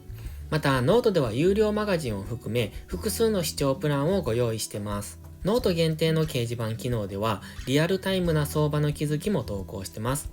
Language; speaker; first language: Japanese; native; Japanese